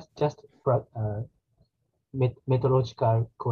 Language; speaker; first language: English; non-native, learner; Japanese